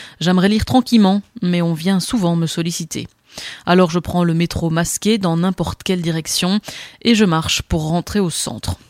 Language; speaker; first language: French; non-native, learner; Amharic